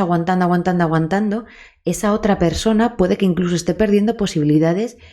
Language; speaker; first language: Spanish; native; Spanish